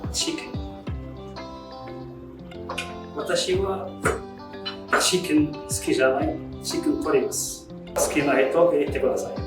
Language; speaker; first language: Japanese; non-native, learner; Arabic